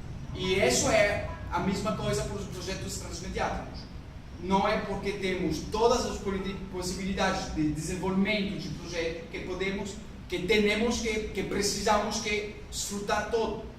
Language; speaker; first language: Portuguese; non-native, learner; French